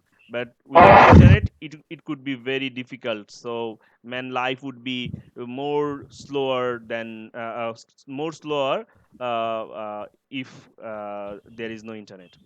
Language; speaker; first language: English; non-native, learner; Bangla